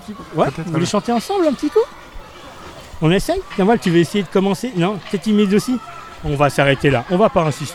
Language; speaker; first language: French; native; French